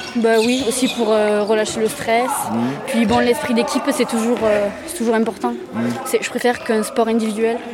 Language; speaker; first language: French; native; French